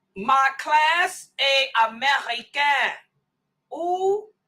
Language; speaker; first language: French; non-native, learner; English